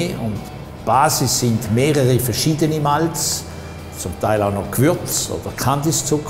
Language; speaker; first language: German; native; German